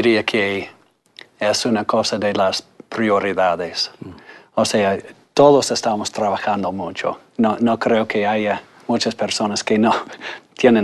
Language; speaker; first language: Spanish; non-native, fluent; English